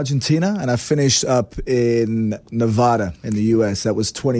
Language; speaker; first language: English; native; English